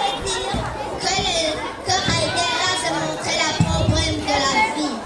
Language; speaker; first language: French; non-native, learner; Kinyarwanda